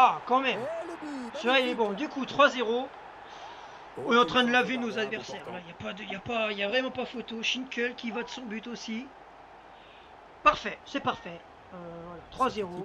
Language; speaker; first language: French; native; French